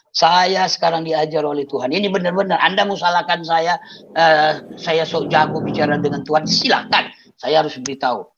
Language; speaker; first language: Indonesian; non-native, local second language; Achinese